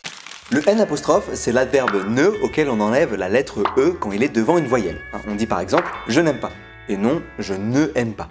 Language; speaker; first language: French; native; French